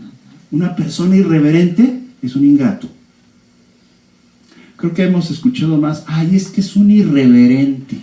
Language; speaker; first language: Spanish; native; Spanish